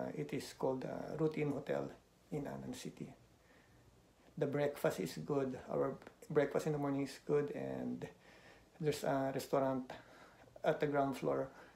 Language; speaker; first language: English; non-native, local second language; Filipino